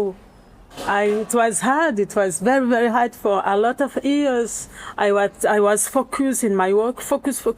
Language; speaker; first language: English; non-native, learner; Portuguese